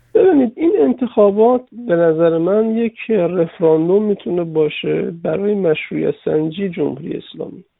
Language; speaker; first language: Persian; native; Persian